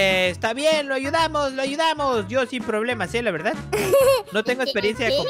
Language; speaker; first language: Spanish; native; Spanish